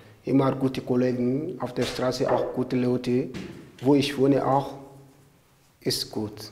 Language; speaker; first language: German; non-native, learner; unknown